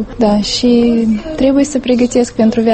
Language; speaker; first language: Romanian; non-native, local second language; Russian